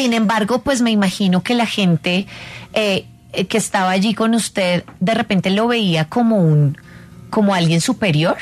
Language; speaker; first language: Spanish; native; Spanish